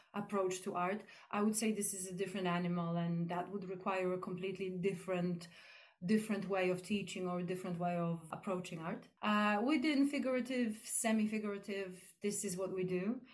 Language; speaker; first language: English; non-native, fluent; Polish